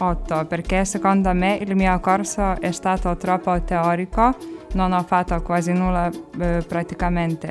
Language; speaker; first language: Italian; non-native, learner; Lithuanian